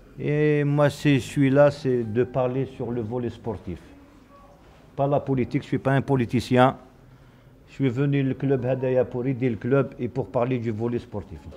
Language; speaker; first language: French; non-native, local second language; Kabyle